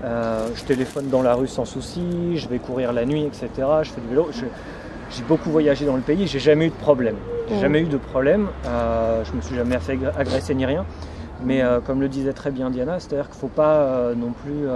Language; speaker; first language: French; native; French